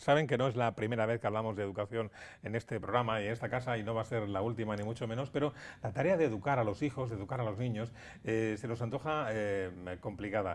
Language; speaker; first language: Spanish; native; Spanish